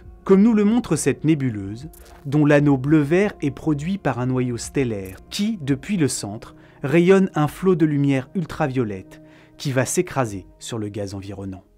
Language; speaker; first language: French; native; French